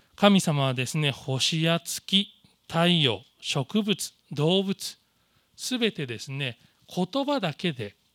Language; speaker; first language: Japanese; native; Japanese